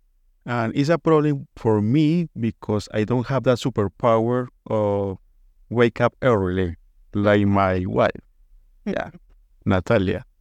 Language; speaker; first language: English; non-native, learner; Spanish